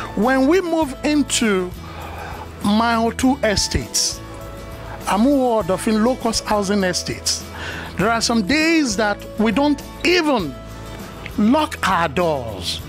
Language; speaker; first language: English; non-native, local second language; Yoruba